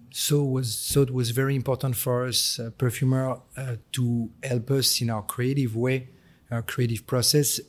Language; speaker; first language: English; non-native, fluent; French